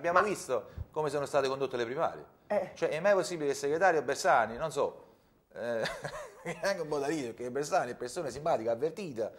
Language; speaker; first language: Italian; native; Italian